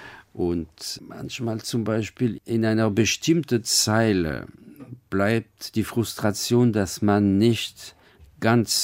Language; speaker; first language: German; non-native, fluent; French